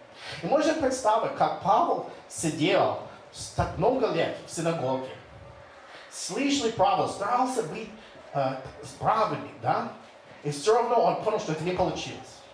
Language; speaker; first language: Russian; non-native, fluent; English